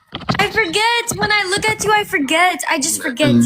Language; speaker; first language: English; non-native, learner; Amharic